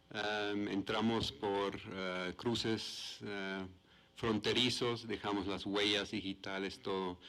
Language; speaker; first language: Spanish; non-native, fluent; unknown